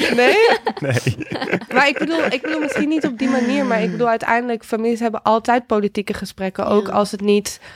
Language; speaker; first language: Dutch; native; Dutch